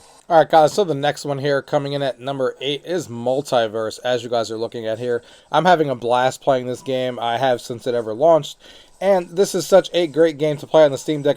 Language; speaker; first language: English; native; English